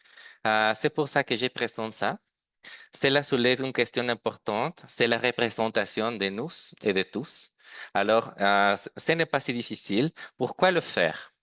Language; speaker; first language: French; non-native, fluent; Spanish